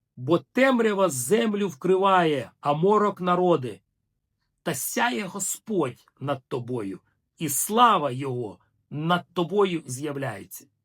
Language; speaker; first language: Ukrainian; non-native, local second language; Russian